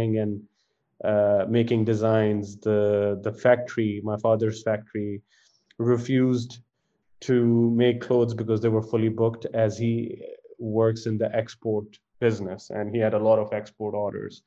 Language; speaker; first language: English; non-native, local second language; Punjabi